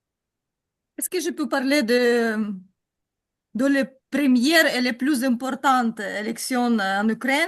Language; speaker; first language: French; non-native, learner; Ukrainian